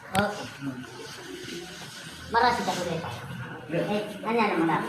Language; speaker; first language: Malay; non-native, local second language; Nias